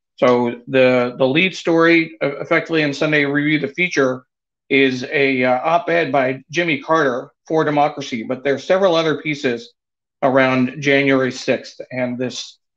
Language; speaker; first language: English; native; English